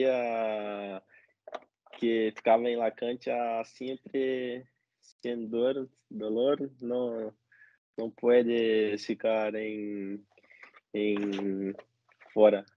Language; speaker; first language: Spanish; non-native, learner; Portuguese